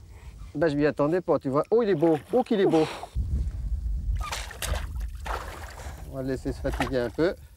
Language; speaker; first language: French; native; French